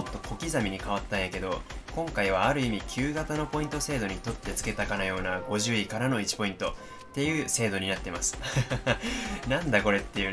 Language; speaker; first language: Japanese; native; Japanese